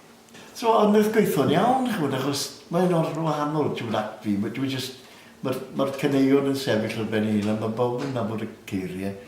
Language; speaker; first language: Welsh; native; Welsh